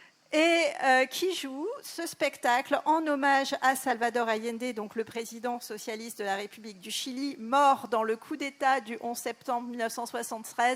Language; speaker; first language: French; native; French